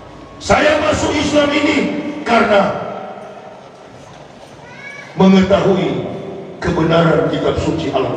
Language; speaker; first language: Indonesian; native; Indonesian